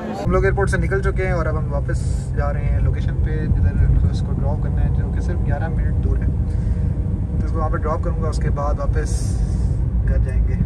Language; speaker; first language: Urdu; native; Urdu